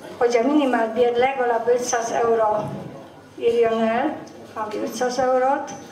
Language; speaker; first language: Hungarian; non-native, fluent; Polish